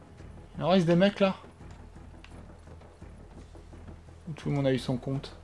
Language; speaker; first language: French; native; French